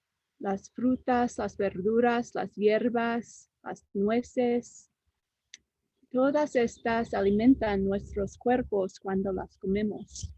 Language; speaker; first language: Spanish; non-native, fluent; English